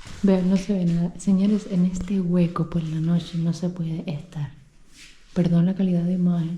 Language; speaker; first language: Spanish; native; Spanish